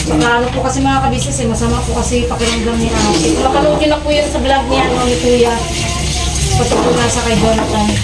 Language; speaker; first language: Filipino; non-native, local second language; Cebuano